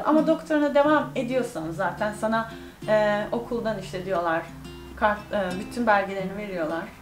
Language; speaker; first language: Turkish; native; Turkish